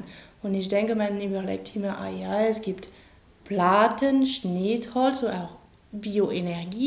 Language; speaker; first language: German; non-native, fluent; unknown